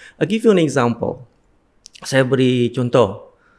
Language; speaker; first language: English; non-native, fluent; Indonesian